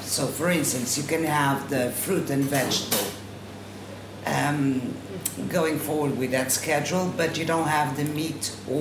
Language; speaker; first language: English; non-native, fluent; Portuguese